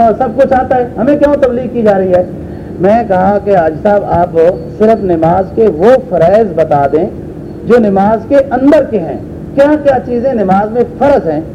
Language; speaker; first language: Urdu; native; Urdu